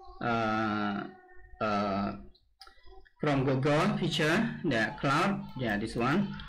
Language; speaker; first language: English; non-native, learner; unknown